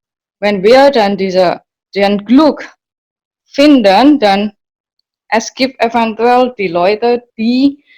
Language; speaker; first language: German; non-native, learner; Indonesian